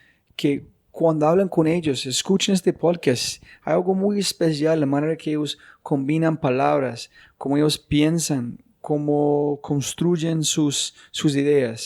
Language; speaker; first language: Spanish; non-native, fluent; English